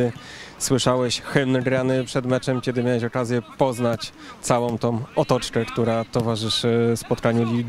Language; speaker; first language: Polish; native; Polish